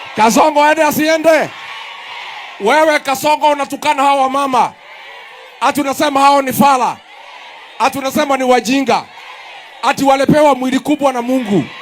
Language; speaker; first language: Swahili; non-native, local second language; Kikuyu